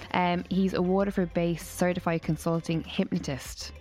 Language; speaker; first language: English; native; English